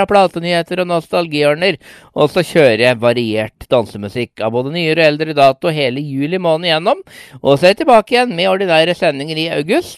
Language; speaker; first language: Norwegian; native; Norwegian